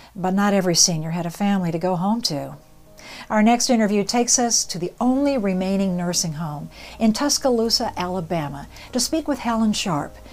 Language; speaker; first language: English; native; English